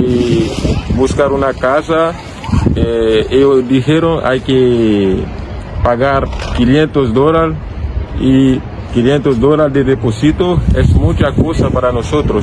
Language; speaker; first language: Spanish; non-native, learner; Haitian Creole